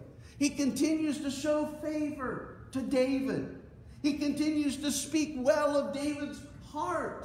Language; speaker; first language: English; native; English